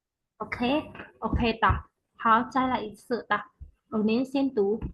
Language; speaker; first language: Chinese; non-native, fluent; Khmer